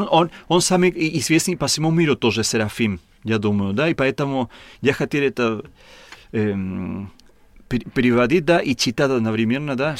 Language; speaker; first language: Russian; non-native, learner; Spanish